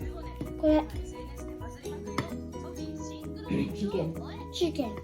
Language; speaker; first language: Japanese; non-native, learner; Filipino